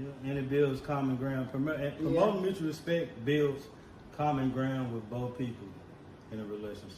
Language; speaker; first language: English; native; English